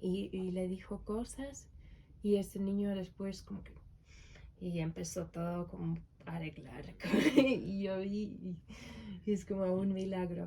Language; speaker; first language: Spanish; non-native, learner; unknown